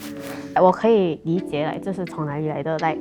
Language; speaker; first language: Chinese; non-native, local second language; English